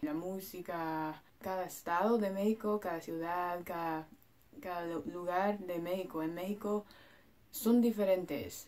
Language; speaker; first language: Spanish; non-native, learner; English